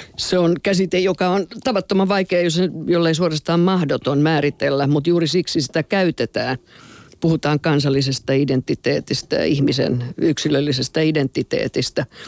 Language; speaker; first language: Finnish; native; Finnish